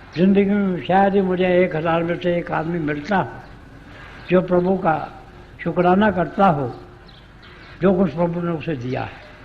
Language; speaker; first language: Urdu; non-native, local second language; Punjabi